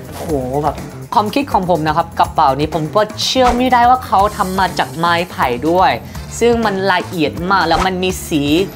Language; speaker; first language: Thai; non-native, fluent; Korean